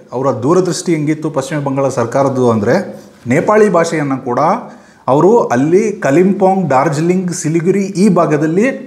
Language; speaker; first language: Kannada; non-native, local second language; Kodava